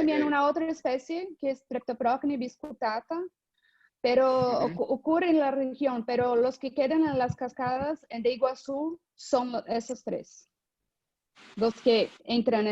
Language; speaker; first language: Spanish; non-native, fluent; Portuguese